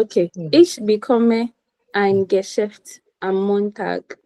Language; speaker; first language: German; non-native, learner; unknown